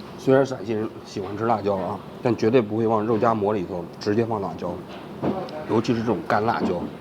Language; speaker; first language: Chinese; native; Chinese